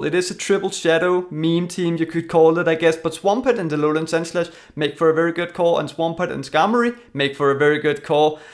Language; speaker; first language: English; native; English